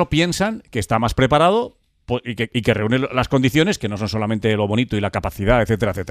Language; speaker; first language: Spanish; native; Spanish